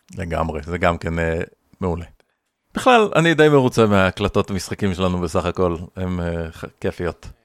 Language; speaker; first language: Hebrew; native; Hebrew